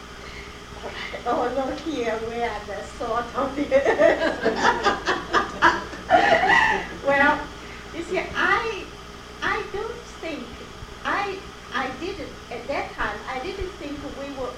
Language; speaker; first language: English; non-native, fluent; Chinese